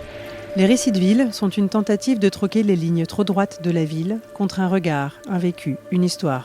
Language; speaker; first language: French; native; French